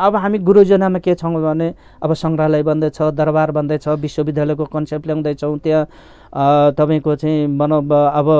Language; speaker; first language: Nepali; non-native, local second language; Limbu